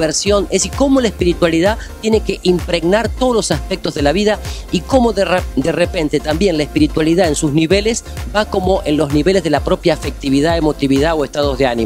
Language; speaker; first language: Spanish; native; Spanish